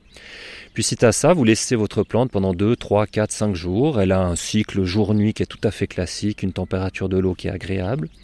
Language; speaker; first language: French; native; French